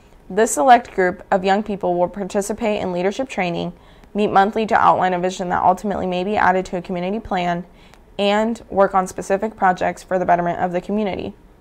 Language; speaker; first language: English; native; English